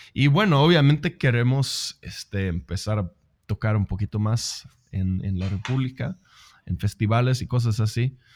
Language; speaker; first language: Spanish; non-native, fluent; Swedish